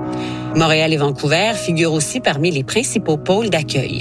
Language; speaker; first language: French; native; French